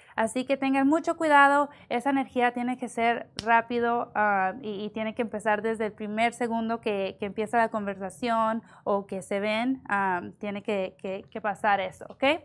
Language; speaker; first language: Spanish; early bilingual, heritage; Spanish